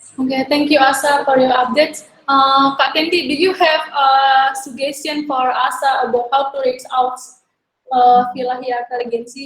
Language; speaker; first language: English; non-native, learner; Indonesian